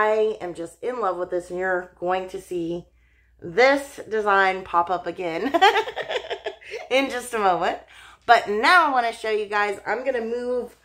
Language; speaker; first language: English; native; English